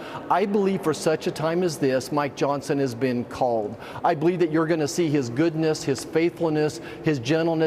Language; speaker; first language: English; native; English